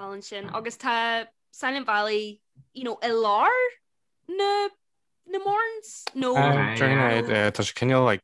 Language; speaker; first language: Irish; non-native, local second language; English